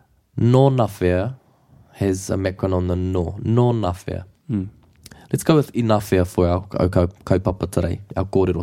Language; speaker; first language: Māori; non-native, local second language; English